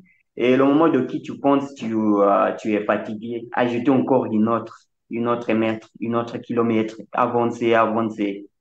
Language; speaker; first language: French; non-native, fluent; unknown